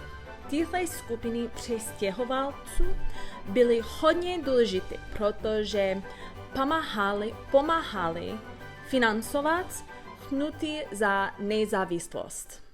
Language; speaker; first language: Czech; non-native, learner; English